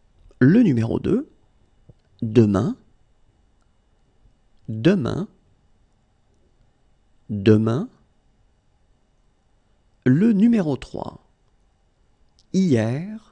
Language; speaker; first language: French; native; French